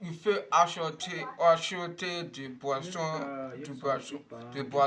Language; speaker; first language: French; non-native, learner; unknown